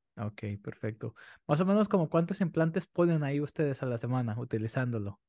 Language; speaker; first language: Spanish; native; Spanish